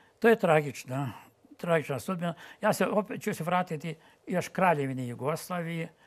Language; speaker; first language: Bosnian; non-native, local second language; Ukrainian